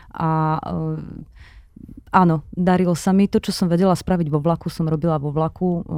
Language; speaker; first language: Slovak; native; Slovak